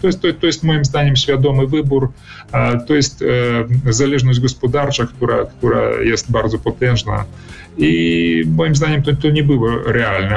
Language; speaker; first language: Polish; early bilingual, heritage; Polish